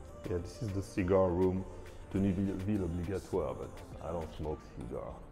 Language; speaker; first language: English; non-native, fluent; French